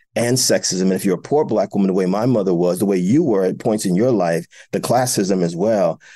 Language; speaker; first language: English; native; English